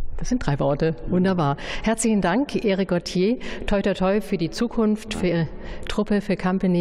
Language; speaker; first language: German; native; German